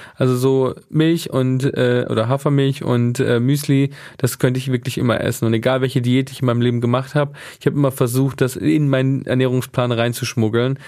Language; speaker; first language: German; native; German